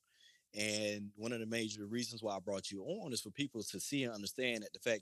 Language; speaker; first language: English; native; English